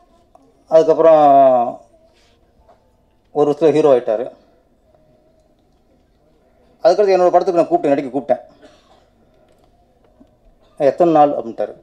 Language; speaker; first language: Tamil; native; Tamil